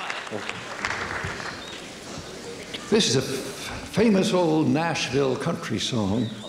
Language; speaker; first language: English; native; English